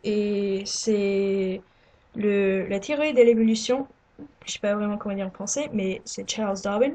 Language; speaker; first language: French; non-native, learner; English